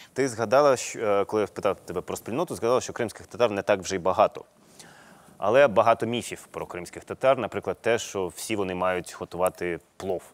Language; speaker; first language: Ukrainian; native; Ukrainian